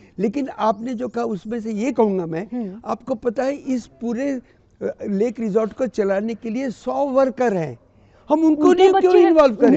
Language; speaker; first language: Hindi; native; Hindi